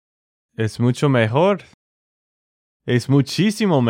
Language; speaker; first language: Spanish; non-native, fluent; English